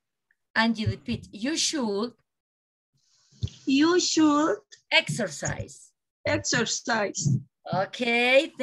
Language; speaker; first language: English; non-native, learner; Spanish